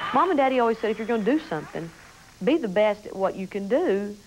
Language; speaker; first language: English; native; English